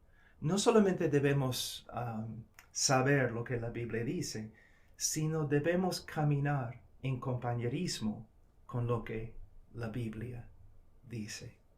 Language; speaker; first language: Spanish; non-native, fluent; English